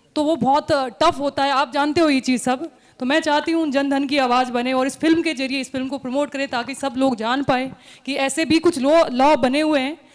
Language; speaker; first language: Hindi; native; Hindi